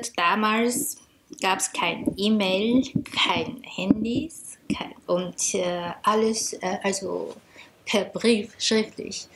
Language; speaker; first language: German; non-native, fluent; Chinese